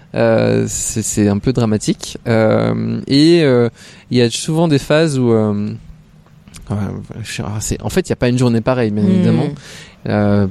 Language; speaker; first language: French; native; French